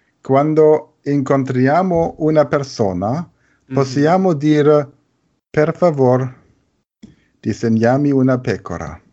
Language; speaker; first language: Italian; non-native, learner; German